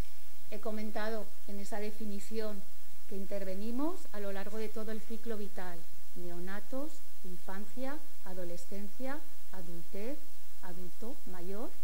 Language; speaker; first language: Spanish; native; Spanish